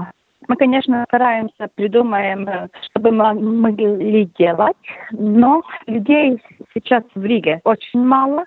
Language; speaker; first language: Russian; non-native, local second language; Latvian